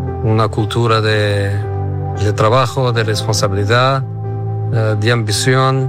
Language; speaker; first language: Spanish; non-native, fluent; Portuguese